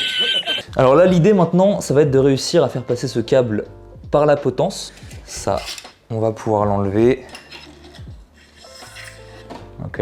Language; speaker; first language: French; native; French